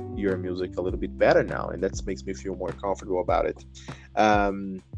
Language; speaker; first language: English; non-native, fluent; Portuguese